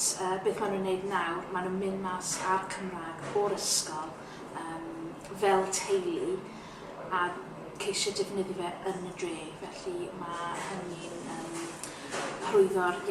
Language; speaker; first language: Welsh; non-native, local second language; English